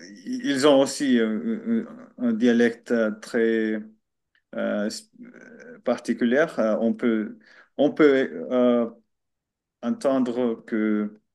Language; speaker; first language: French; non-native, learner; Finnish